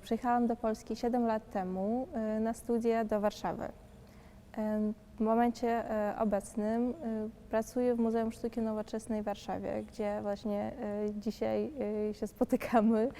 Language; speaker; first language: Polish; non-native, fluent; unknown